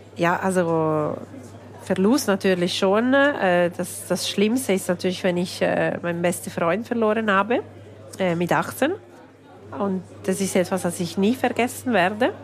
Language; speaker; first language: German; non-native, local second language; Italian